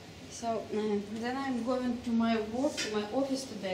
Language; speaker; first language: English; non-native, learner; Russian